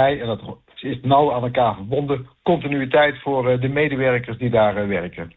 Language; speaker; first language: Dutch; native; Dutch